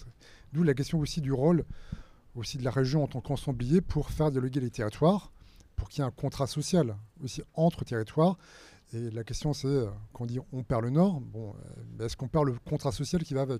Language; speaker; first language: French; native; French